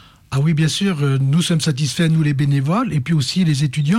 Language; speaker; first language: French; native; French